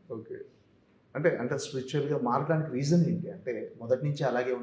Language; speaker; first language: Telugu; native; Telugu